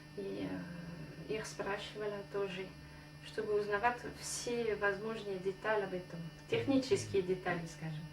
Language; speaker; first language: Russian; non-native, fluent; French